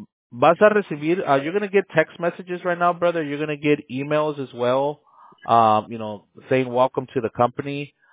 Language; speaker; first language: English; early bilingual, other home language; Spanish